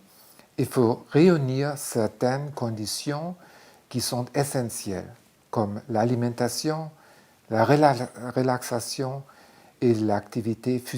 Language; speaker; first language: French; non-native, fluent; German